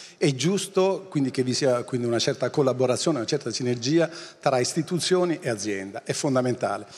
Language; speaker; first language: Italian; native; Italian